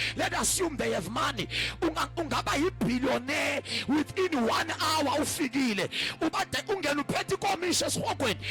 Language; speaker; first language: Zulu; non-native, local second language; Xhosa